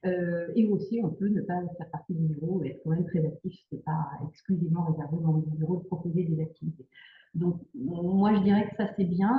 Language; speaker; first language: French; native; French